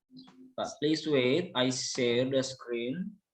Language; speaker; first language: English; non-native, learner; Indonesian